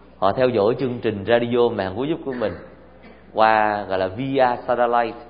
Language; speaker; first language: Vietnamese; native; Vietnamese